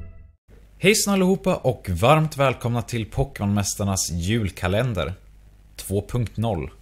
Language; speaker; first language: Swedish; native; Swedish